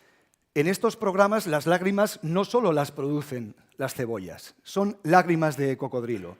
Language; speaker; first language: Spanish; native; Spanish